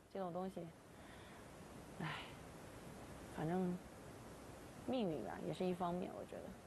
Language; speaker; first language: Chinese; native; Chinese